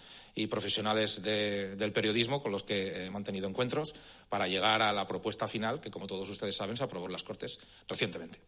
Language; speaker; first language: Spanish; native; Spanish